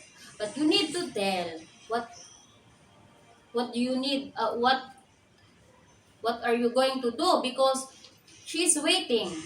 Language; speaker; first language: English; non-native, local second language; Cebuano